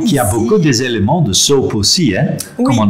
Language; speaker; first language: French; non-native, local second language; Dutch